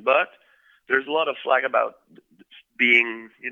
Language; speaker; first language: English; native; English